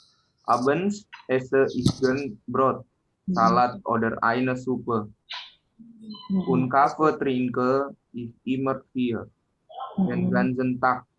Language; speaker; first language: German; non-native, learner; Indonesian